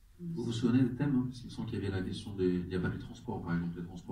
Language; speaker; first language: French; native; French